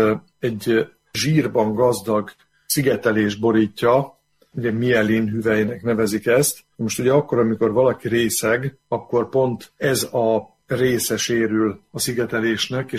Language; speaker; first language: Hungarian; native; Hungarian